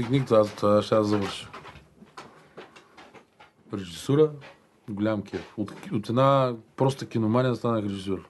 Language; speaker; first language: Bulgarian; native; Bulgarian